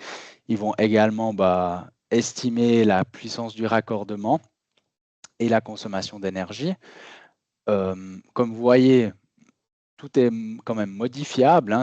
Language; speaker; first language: French; native; French